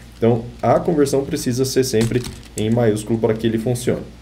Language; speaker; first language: Portuguese; native; Portuguese